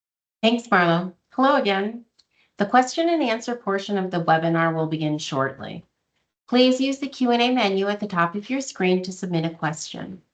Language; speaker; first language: English; native; English